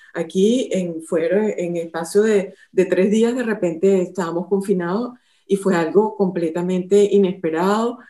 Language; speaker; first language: Spanish; native; Spanish